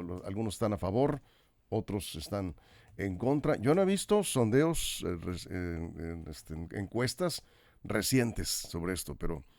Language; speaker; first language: Spanish; native; Spanish